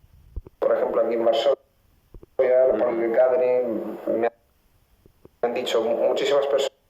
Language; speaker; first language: Spanish; non-native, fluent; Italian